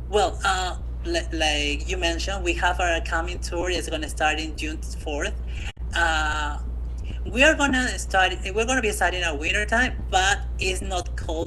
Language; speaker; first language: English; non-native, fluent; Spanish